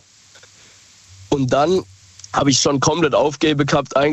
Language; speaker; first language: German; native; German